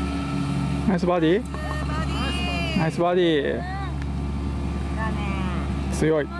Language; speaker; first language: Japanese; native; Japanese